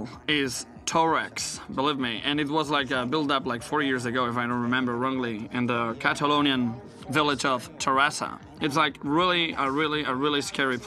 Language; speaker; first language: English; non-native, fluent; Spanish